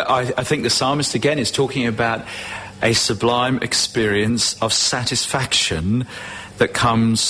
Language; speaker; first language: English; native; English